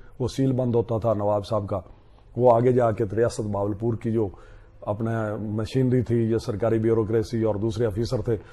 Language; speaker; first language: Urdu; non-native, local second language; Punjabi